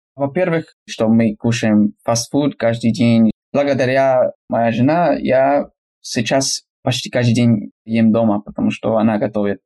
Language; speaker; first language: Russian; non-native, fluent; English